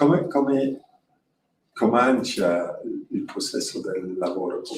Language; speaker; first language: Italian; non-native, learner; French